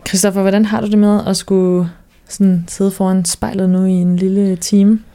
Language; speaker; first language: Danish; native; Danish